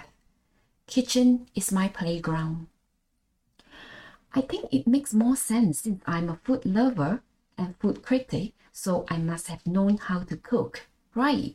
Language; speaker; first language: English; non-native, local second language; Malay